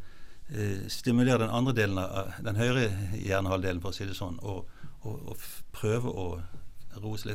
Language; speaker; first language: Norwegian; native; Norwegian